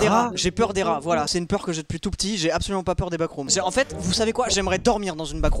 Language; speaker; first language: French; native; French